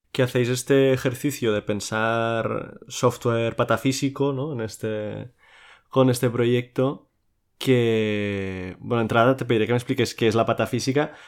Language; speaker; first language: Spanish; non-native, local second language; Catalan